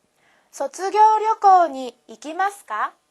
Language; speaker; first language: Japanese; non-native, fluent; Korean